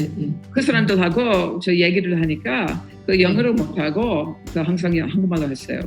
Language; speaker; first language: Korean; non-native, fluent; English